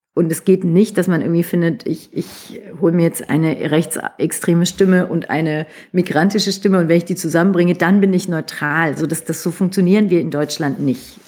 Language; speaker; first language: German; native; German